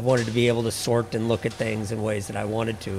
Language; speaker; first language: English; native; English